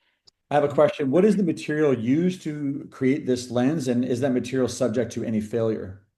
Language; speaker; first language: English; native; English